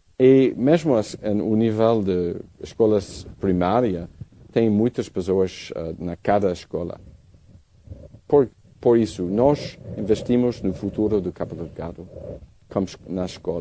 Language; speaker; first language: Portuguese; non-native, learner; English